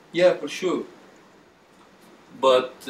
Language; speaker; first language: English; non-native, learner; Arabic